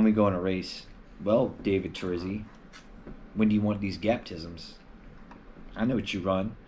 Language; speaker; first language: English; native; English